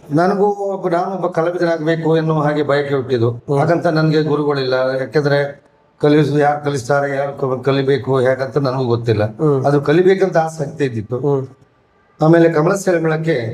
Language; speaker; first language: Kannada; native; Kannada